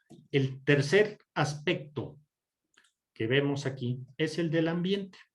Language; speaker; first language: Spanish; native; Spanish